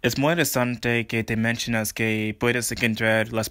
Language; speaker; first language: Spanish; non-native, learner; English